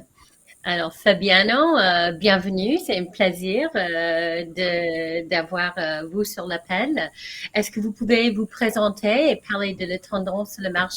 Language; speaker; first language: French; non-native, learner; English